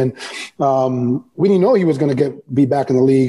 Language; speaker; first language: English; early bilingual, other home language; Spanish